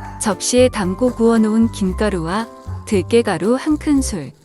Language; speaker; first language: Korean; native; Korean